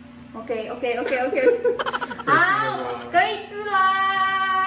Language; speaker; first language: Chinese; non-native, learner; Filipino